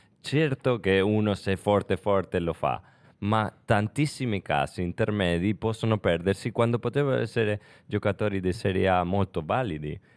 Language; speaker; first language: Italian; non-native, fluent; Spanish